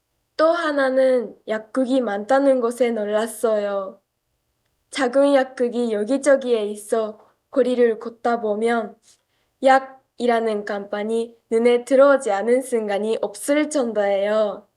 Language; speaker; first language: Korean; non-native, fluent; Japanese